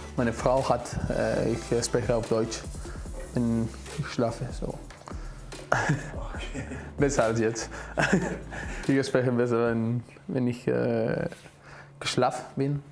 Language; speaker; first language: German; non-native, learner; Spanish